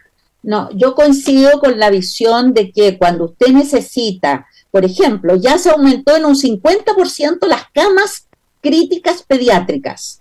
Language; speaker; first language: Spanish; native; Spanish